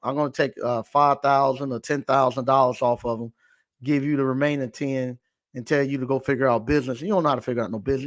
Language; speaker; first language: English; native; English